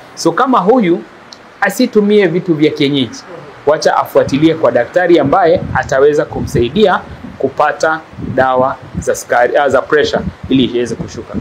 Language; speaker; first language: Swahili; non-native, local second language; Kikuyu